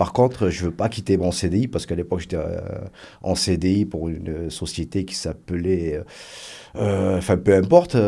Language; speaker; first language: French; early bilingual, other home language; Arabic